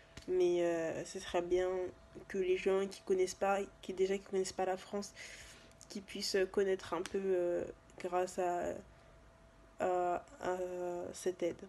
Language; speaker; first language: French; native; French